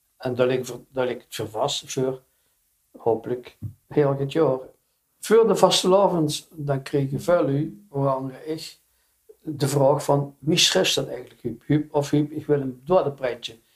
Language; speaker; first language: Dutch; non-native, local second language; Limburgish